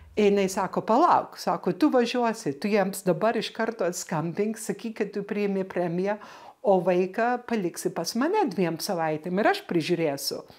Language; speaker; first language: Lithuanian; early bilingual, heritage; Lithuanian